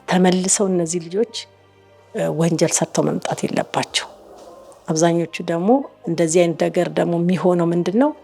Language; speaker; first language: Amharic; native; Amharic